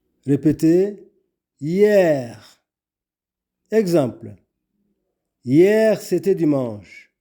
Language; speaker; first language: French; non-native, local second language; Kinyarwanda